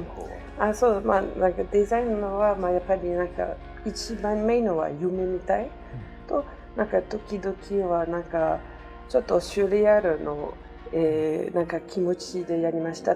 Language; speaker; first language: Japanese; non-native, learner; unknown